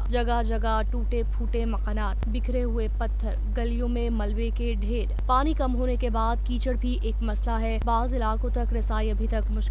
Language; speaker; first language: Urdu; native; Urdu